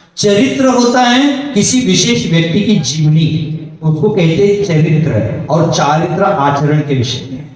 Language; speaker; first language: Hindi; non-native, local second language; Marathi